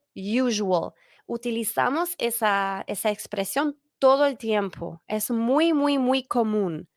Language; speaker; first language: Spanish; non-native, fluent; English